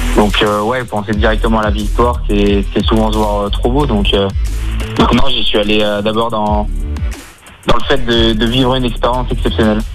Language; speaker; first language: French; native; French